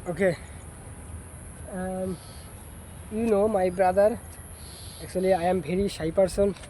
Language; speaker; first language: English; non-native, learner; Bangla